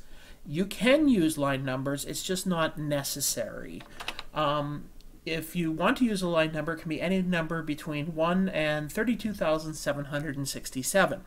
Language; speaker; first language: English; native; English